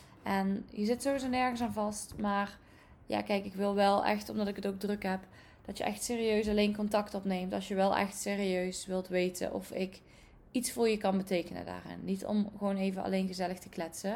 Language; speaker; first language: Dutch; native; Dutch